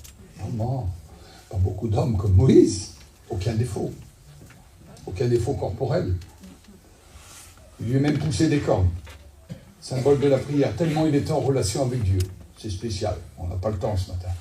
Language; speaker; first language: French; native; French